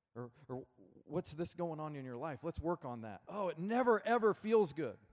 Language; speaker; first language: English; native; English